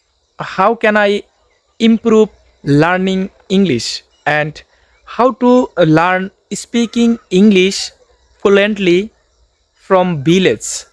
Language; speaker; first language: English; non-native, learner; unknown